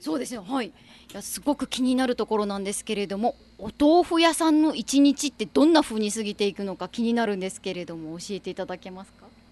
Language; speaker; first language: Japanese; native; Japanese